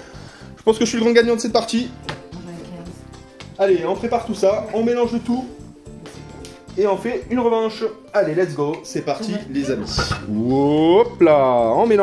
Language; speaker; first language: French; native; French